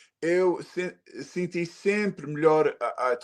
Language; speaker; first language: Portuguese; early bilingual, heritage; Portuguese